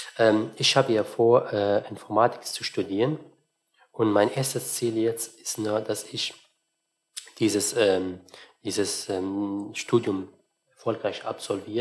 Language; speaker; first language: German; non-native, fluent; Arabic